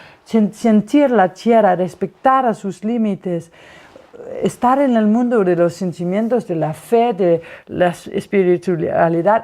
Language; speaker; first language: Spanish; non-native, fluent; Danish